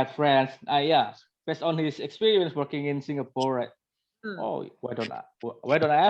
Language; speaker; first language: English; non-native, learner; Indonesian